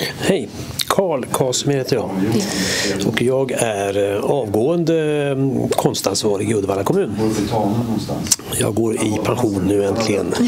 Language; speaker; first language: Swedish; native; Swedish